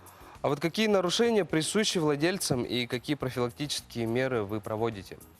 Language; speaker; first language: Russian; native; Russian